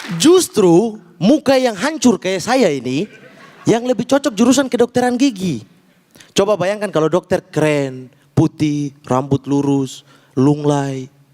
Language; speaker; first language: Indonesian; native; Indonesian